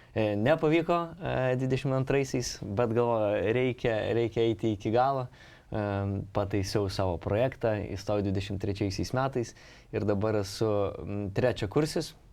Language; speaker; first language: Lithuanian; non-native, local second language; Polish